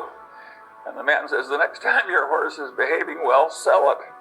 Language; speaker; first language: English; native; English